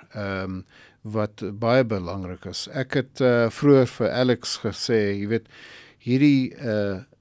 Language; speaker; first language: Afrikaans; non-native, local second language; English